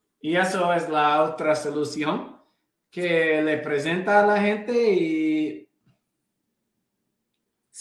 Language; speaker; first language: Spanish; non-native, fluent; English